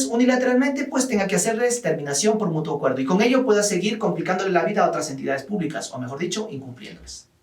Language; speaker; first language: Spanish; native; Spanish